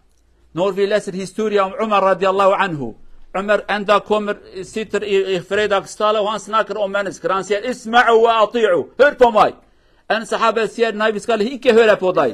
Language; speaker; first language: Norwegian; non-native, fluent; Kurdish